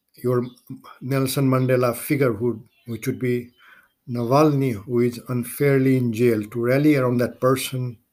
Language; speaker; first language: English; non-native, local second language; Maithili